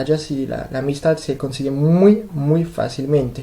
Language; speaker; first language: Spanish; non-native, fluent; French